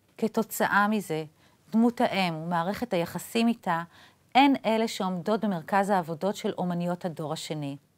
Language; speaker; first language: Hebrew; native; Hebrew